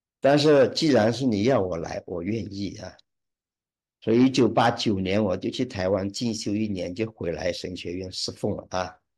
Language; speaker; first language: Chinese; early bilingual, heritage; Chinese